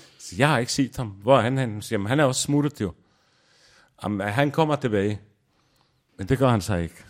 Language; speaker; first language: Danish; non-native, fluent; Arabic